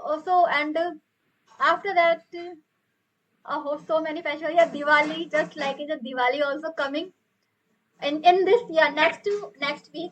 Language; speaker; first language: English; non-native, local second language; Hindi